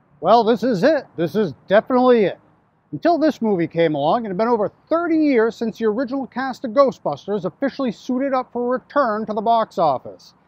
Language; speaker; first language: English; native; English